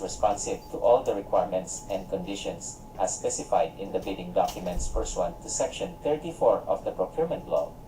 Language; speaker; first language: English; non-native, local second language; Cebuano